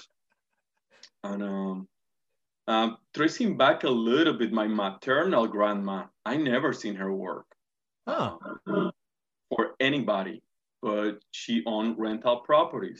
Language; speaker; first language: English; non-native, fluent; Spanish